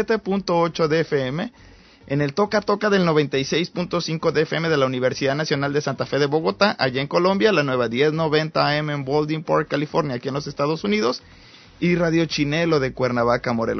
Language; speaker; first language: Spanish; native; Spanish